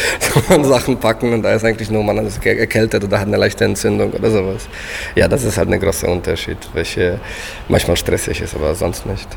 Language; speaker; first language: German; non-native, fluent; Polish